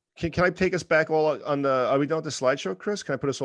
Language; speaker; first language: English; native; English